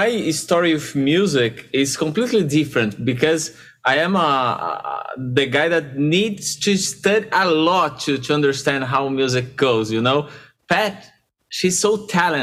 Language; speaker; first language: English; non-native, fluent; Portuguese